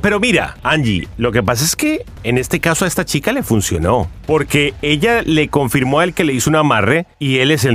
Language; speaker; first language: Spanish; native; Spanish